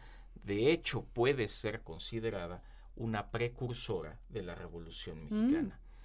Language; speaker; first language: Spanish; native; Spanish